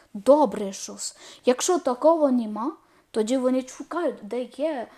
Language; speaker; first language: Ukrainian; non-native, learner; Malayalam